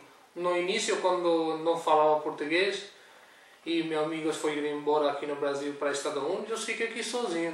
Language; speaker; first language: Portuguese; non-native, learner; Urdu